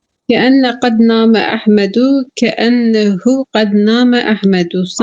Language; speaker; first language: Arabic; non-native, learner; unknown